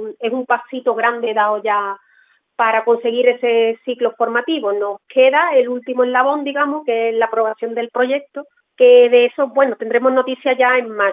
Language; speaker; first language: Spanish; native; Spanish